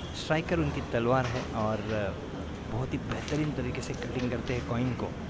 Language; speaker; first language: Hindi; non-native, local second language; Marathi